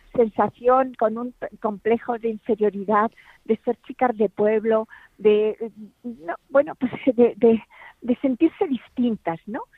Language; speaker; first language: Spanish; native; Spanish